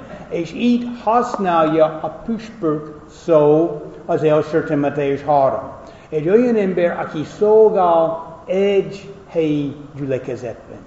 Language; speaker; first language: Hungarian; non-native, fluent; English